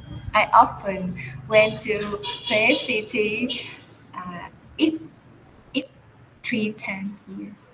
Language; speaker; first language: English; non-native, learner; Vietnamese